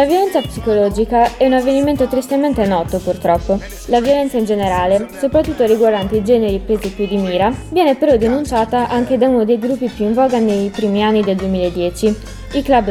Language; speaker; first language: Italian; native; Italian